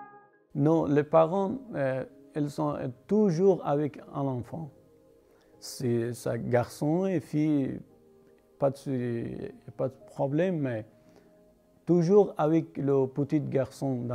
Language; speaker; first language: French; non-native, learner; Persian